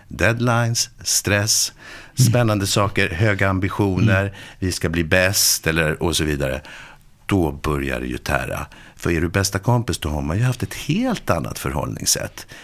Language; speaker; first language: Swedish; native; Swedish